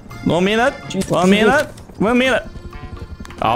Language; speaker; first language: English; non-native, learner; Portuguese